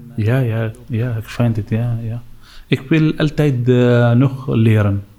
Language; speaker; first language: Dutch; non-native, learner; Arabic